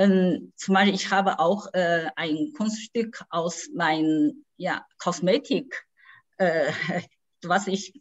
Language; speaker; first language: German; non-native, fluent; Chinese